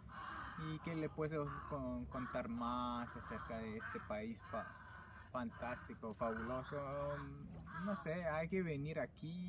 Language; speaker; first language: Spanish; non-native, fluent; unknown